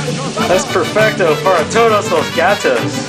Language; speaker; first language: Spanish; non-native, learner; English